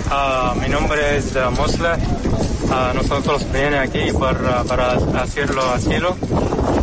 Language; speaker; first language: Spanish; non-native, learner; Arabic